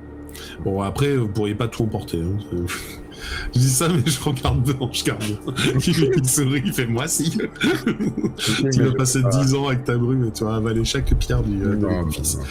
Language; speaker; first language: French; native; French